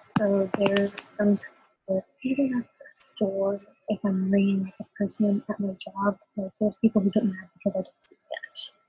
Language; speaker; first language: English; native; English